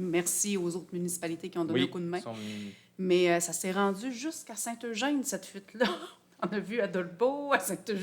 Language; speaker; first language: French; native; French